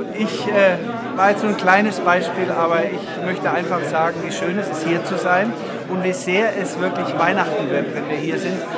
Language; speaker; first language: German; native; German